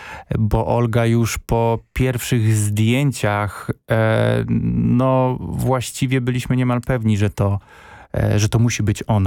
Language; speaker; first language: Polish; native; Polish